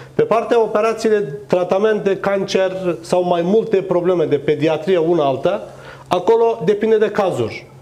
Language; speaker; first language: Romanian; non-native, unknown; Turkish